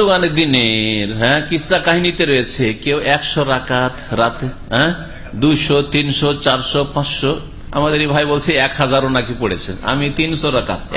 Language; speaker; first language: Bangla; native; Bangla